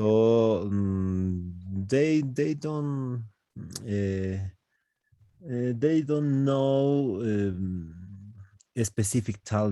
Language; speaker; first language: English; non-native, learner; Spanish